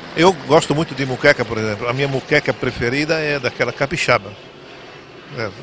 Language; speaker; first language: Portuguese; non-native, fluent; Italian